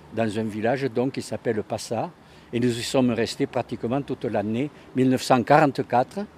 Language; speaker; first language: French; native; French